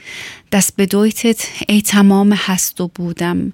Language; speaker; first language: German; non-native, learner; Persian